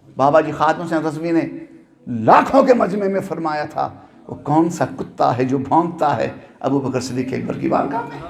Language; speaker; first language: Urdu; non-native, local second language; Punjabi